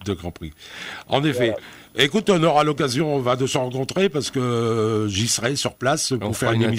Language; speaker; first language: French; native; French